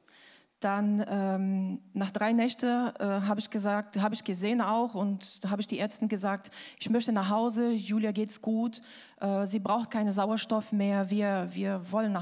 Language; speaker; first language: German; non-native, fluent; Portuguese